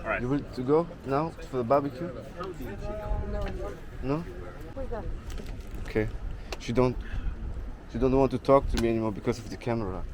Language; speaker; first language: English; non-native, fluent; German